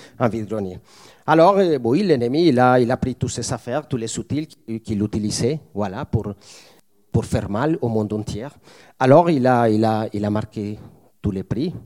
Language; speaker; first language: French; non-native, fluent; Spanish